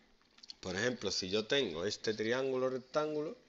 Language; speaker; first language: Spanish; native; Spanish